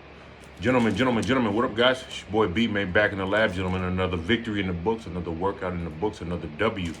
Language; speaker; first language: English; native; English